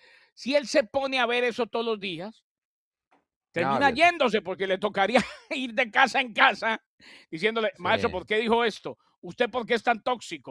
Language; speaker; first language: Spanish; native; Spanish